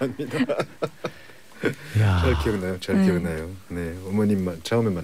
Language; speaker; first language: Korean; non-native, learner; French